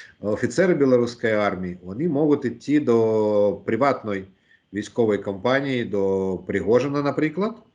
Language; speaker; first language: Ukrainian; non-native, local second language; Russian